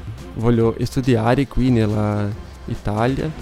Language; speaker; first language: Italian; non-native, learner; Portuguese